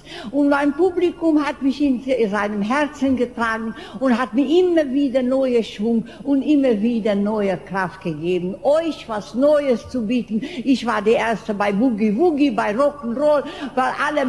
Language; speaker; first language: German; non-native, fluent; Hungarian